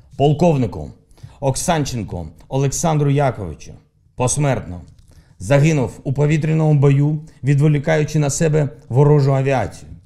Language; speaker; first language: Ukrainian; non-native, local second language; Russian